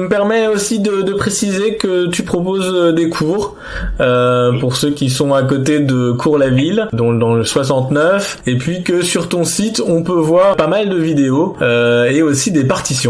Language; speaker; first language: French; native; French